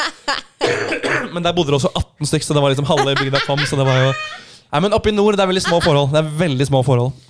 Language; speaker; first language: Norwegian; native; Norwegian